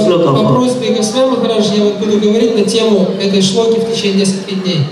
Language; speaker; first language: Russian; native; Russian